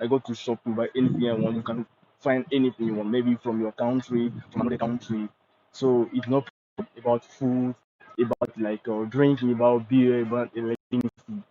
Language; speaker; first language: English; non-native, learner; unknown